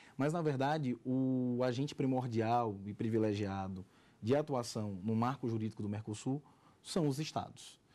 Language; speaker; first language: Portuguese; native; Portuguese